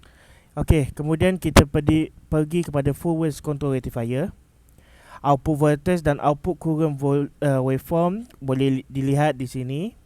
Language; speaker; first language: Malay; native; Malay